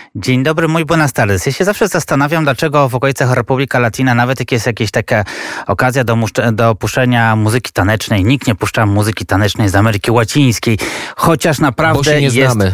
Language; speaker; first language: Polish; native; Polish